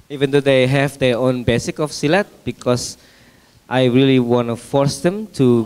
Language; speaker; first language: English; non-native, fluent; Indonesian